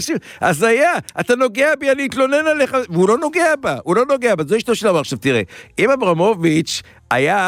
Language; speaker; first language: Hebrew; native; Hebrew